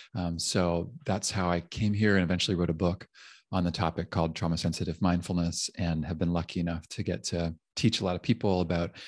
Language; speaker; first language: English; native; English